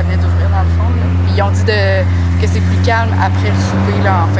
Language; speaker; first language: French; native; French